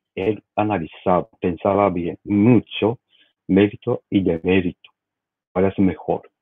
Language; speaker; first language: Spanish; non-native, learner; Japanese